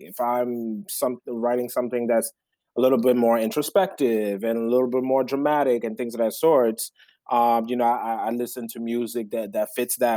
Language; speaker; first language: English; early bilingual, other home language; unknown